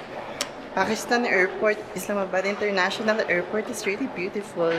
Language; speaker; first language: English; non-native, local second language; Filipino